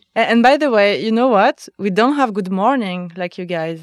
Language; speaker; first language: English; non-native, fluent; French